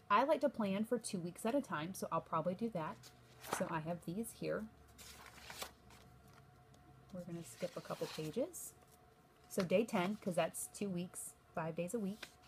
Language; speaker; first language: English; native; English